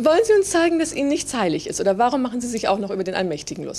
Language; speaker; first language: German; native; German